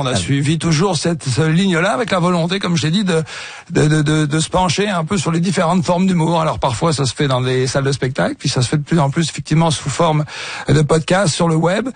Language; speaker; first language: French; native; French